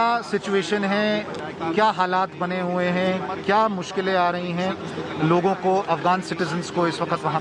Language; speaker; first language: Hindi; native; Hindi